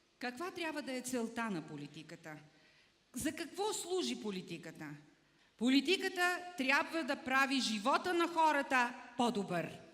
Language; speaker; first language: Bulgarian; native; Bulgarian